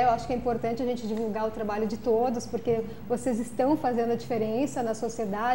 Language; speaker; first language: Portuguese; native; Portuguese